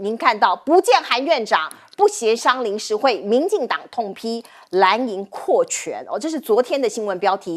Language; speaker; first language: Chinese; native; Chinese